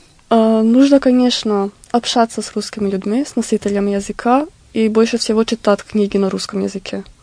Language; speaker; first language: Russian; non-native, fluent; Macedonian